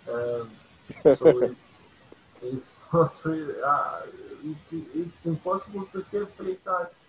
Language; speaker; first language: English; non-native, learner; Bosnian